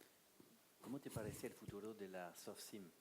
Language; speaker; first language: Spanish; non-native, fluent; French